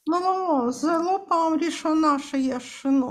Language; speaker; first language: Hebrew; non-native, fluent; Russian